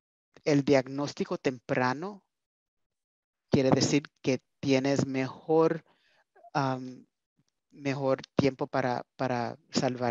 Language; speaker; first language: Spanish; early bilingual, heritage; Spanish